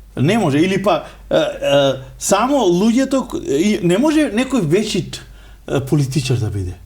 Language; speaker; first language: Macedonian; non-native, local second language; Romany